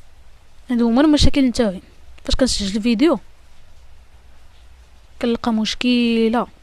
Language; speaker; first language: Arabic; native; Arabic